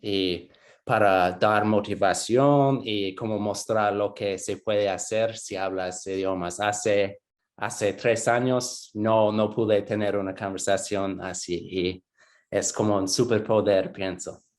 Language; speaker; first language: Spanish; non-native, fluent; English